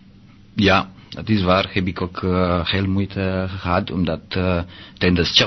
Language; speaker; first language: Dutch; non-native, learner; Romanian